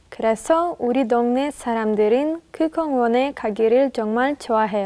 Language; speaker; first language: Korean; non-native, learner; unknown